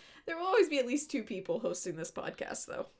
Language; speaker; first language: English; native; English